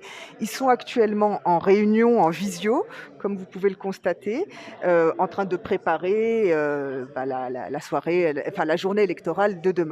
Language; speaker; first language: French; native; French